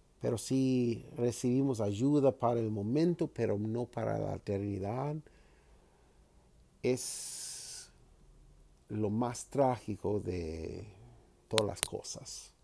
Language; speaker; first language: Spanish; non-native, fluent; English